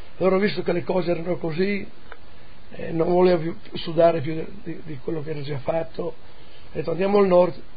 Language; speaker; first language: Italian; non-native, local second language; Friulian